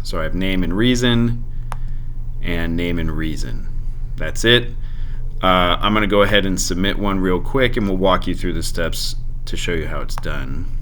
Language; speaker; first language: English; native; English